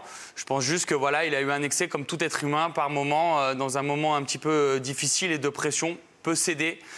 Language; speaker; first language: French; native; French